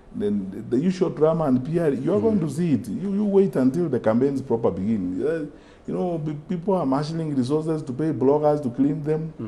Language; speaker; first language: English; non-native, local second language; Gusii